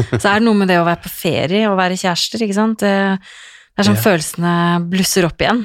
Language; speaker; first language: Norwegian; native; Norwegian